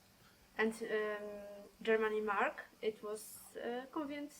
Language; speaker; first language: English; non-native, learner; Polish